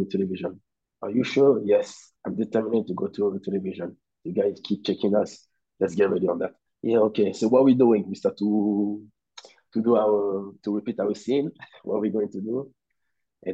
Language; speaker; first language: English; non-native, learner; French